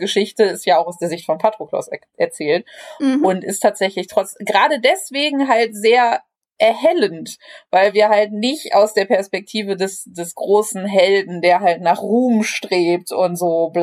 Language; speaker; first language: German; native; German